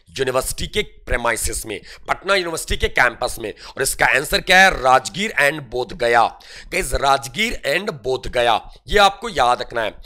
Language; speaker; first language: Hindi; native; Hindi